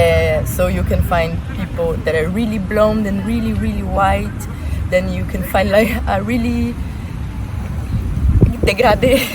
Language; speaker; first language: English; non-native, fluent; Portuguese